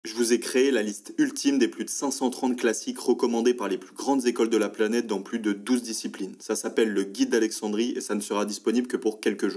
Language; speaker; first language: French; native; French